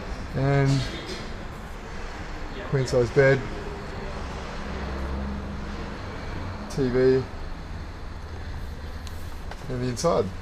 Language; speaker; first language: English; native; English